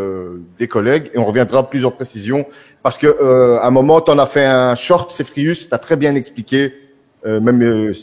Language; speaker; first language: French; native; French